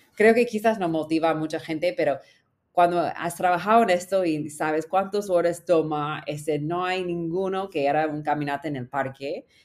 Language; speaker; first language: Spanish; non-native, fluent; English